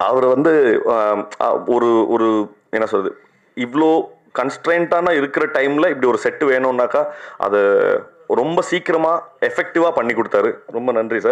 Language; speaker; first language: Tamil; native; Tamil